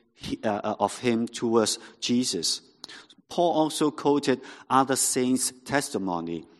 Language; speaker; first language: English; non-native, local second language; Cantonese